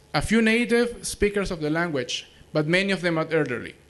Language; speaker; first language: English; non-native, fluent; Spanish